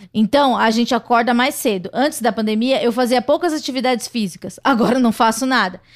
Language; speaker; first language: Portuguese; native; Portuguese